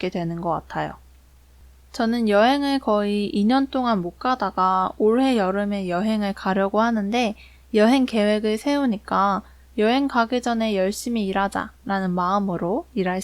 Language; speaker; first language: Korean; native; Korean